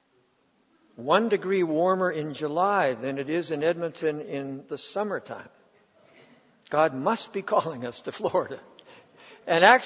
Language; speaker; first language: English; native; English